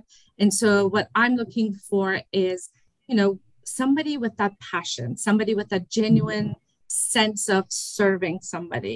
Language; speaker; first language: English; non-native, fluent; German